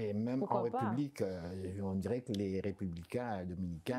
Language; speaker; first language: French; non-native, local second language; Lingala